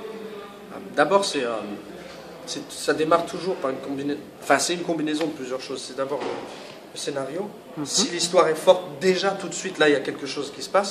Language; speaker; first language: French; native; French